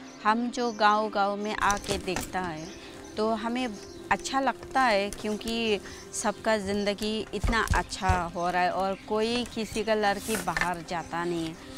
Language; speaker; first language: Hindi; non-native, local second language; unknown